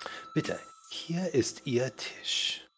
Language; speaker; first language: German; non-native, learner; English